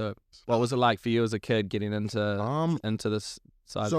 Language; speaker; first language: English; native; English